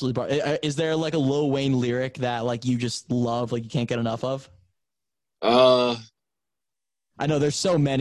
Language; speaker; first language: English; native; English